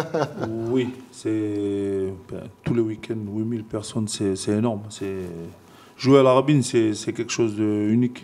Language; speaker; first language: French; non-native, fluent; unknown